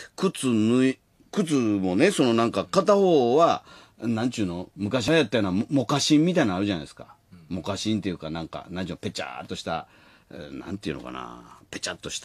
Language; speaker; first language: Japanese; native; Japanese